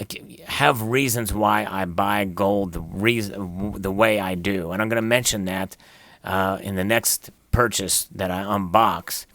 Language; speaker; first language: English; native; English